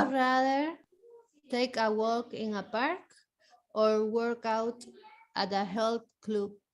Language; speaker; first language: English; non-native, learner; Spanish